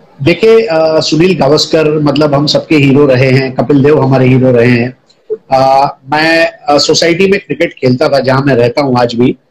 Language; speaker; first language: Hindi; non-native, local second language; Gujarati